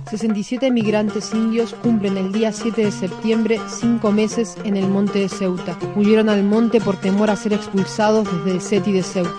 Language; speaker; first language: Spanish; native; Spanish